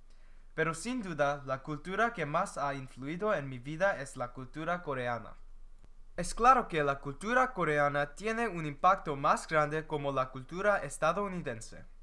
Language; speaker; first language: Spanish; non-native, learner; English